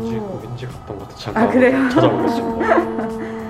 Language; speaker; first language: Korean; native; Korean